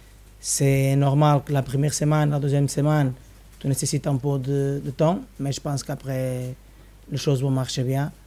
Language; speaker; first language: French; non-native, fluent; Spanish